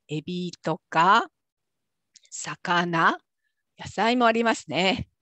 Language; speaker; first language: Japanese; native; Japanese